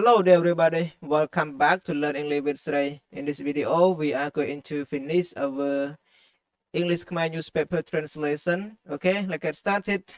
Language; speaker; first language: English; non-native, fluent; Khmer